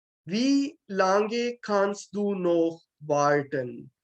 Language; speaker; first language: German; non-native, fluent; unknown